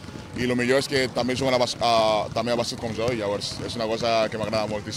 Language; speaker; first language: Catalan; non-native, fluent; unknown